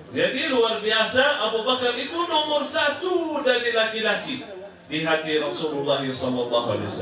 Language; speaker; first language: Malay; non-native, fluent; Arabic